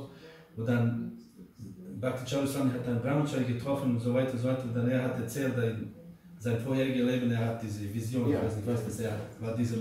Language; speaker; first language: German; non-native, learner; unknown